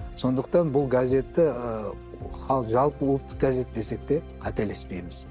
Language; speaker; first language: Kazakh; non-native, local second language; Uyghur